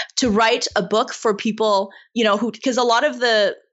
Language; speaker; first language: English; non-native, fluent; Chinese